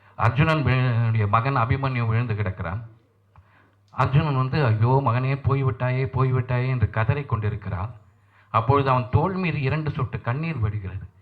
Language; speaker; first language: Tamil; non-native, local second language; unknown